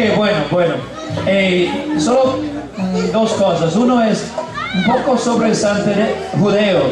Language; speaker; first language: Spanish; non-native, learner; English